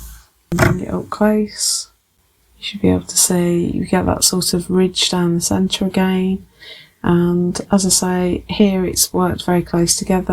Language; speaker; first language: English; native; English